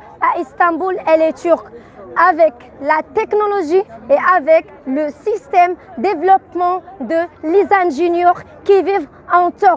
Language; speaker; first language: French; non-native, learner; Arabic